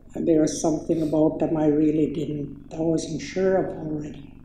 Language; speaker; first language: English; native; English